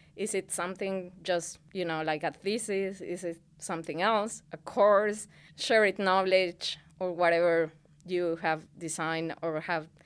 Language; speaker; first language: English; non-native, fluent; Spanish